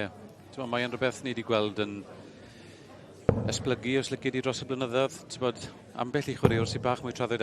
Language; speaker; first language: Welsh; native; Welsh